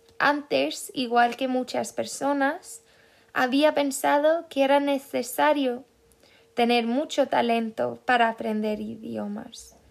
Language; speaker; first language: Spanish; non-native, fluent; Swedish